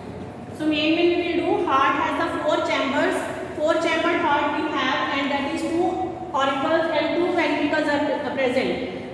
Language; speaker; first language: English; non-native, local second language; Hindi